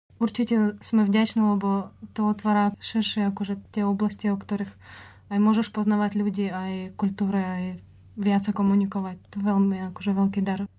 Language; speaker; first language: Slovak; non-native, fluent; Russian